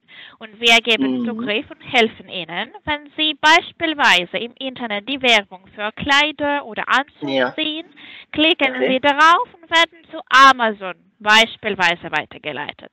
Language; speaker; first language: German; non-native, fluent; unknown